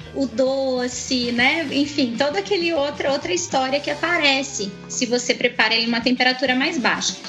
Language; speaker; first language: Portuguese; native; Portuguese